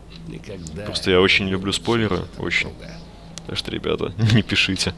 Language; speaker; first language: Russian; native; Russian